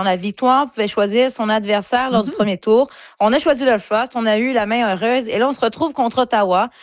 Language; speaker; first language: French; native; French